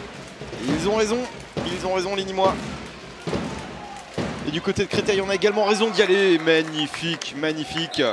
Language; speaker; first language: French; native; French